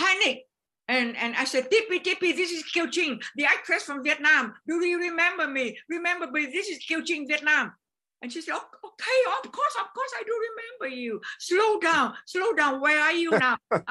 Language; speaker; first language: English; non-native, learner; Vietnamese